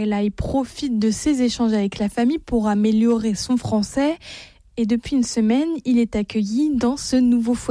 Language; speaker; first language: French; native; French